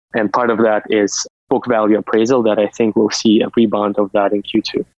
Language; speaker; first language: English; non-native, fluent; Russian